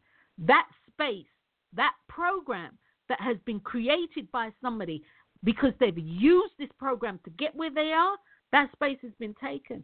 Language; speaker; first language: English; native; English